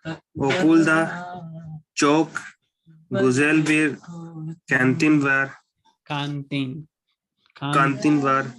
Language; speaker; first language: Turkish; non-native, learner; Urdu